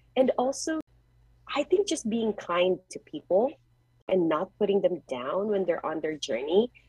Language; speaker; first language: English; non-native, local second language; Filipino